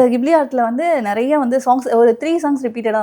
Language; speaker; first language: Tamil; native; Tamil